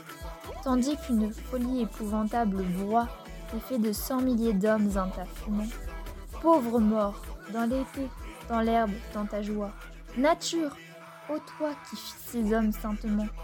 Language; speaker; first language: French; native; French